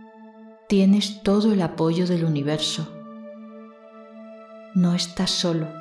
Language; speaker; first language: Spanish; native; Spanish